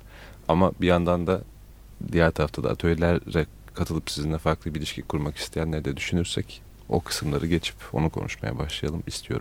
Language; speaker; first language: Turkish; native; Turkish